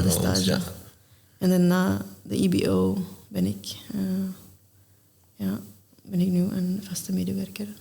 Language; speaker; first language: Dutch; non-native, learner; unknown